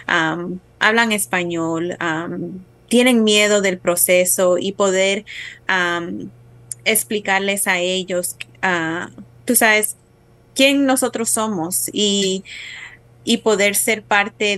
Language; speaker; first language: Spanish; early bilingual, heritage; Spanish